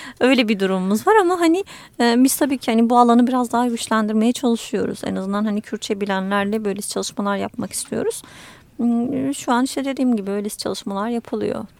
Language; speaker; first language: Turkish; native; Turkish